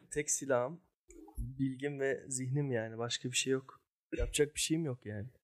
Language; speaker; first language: Turkish; early bilingual, heritage; Turkish